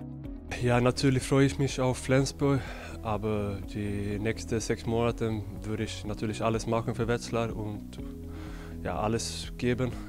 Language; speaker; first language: German; non-native, fluent; Swedish